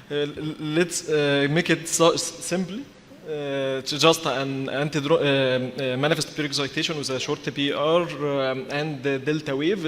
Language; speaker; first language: English; non-native, fluent; Arabic